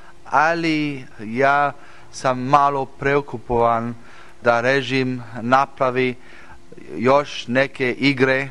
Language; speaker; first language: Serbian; early bilingual, heritage; English